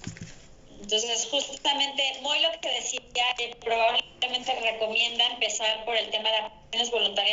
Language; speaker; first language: Spanish; native; Spanish